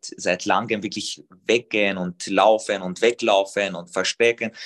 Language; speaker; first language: German; non-native, fluent; Arabic